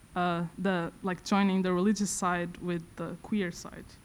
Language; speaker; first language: English; non-native, fluent; Portuguese